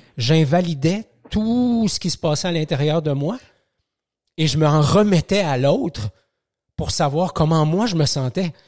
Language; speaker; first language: French; native; French